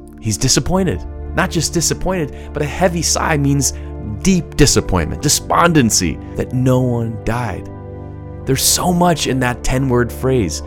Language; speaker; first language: English; native; English